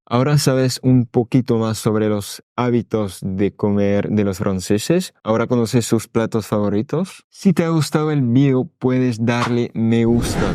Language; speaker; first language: Spanish; non-native, fluent; French